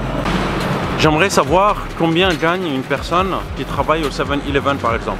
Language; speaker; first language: French; native; French